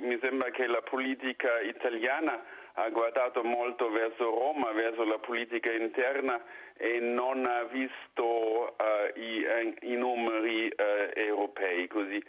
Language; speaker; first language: Italian; non-native, fluent; German